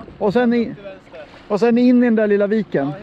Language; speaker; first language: Swedish; native; Swedish